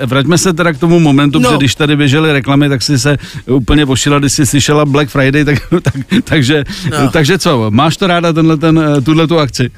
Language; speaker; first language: Czech; native; Czech